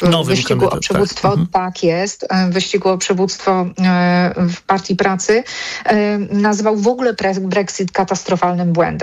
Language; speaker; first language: Polish; native; Polish